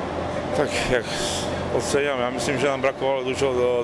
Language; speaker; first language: Polish; non-native, learner; Czech